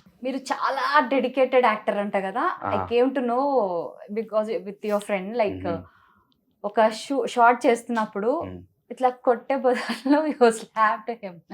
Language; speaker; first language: Telugu; native; Telugu